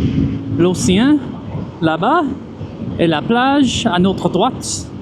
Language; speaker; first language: French; non-native, fluent; English